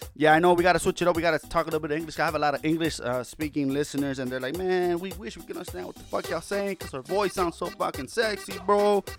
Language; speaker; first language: Spanish; early bilingual, heritage; Spanish